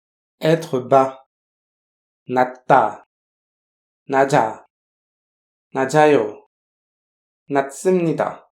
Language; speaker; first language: Korean; non-native, fluent; French